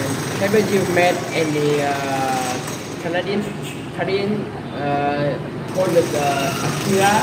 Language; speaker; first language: English; non-native, learner; Vietnamese